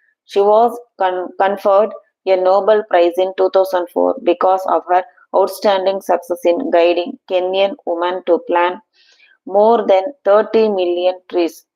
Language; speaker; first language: English; non-native, local second language; Tamil